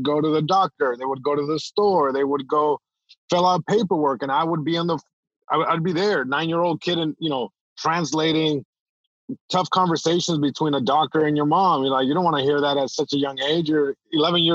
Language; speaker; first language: English; early bilingual, other home language; Spanish